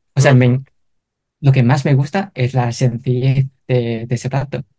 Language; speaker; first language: Spanish; non-native, fluent; Cantonese